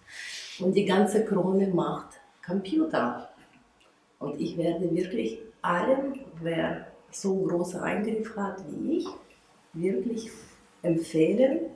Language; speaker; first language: German; non-native, fluent; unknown